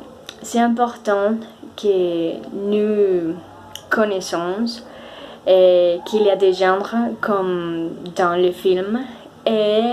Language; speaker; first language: French; non-native, fluent; Spanish